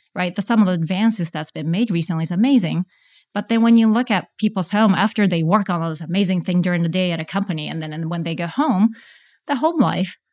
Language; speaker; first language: English; non-native, fluent; Japanese